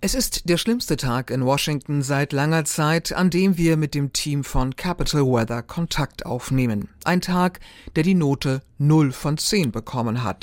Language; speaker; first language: German; native; German